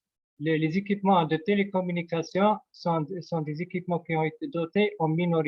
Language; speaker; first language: French; non-native, local second language; Arabic